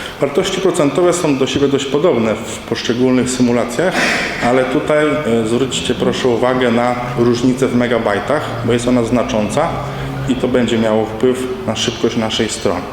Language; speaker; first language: Polish; native; Polish